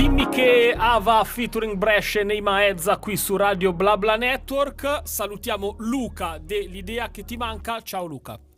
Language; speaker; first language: Italian; native; Italian